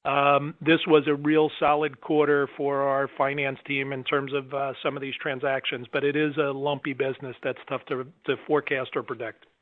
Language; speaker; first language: English; native; English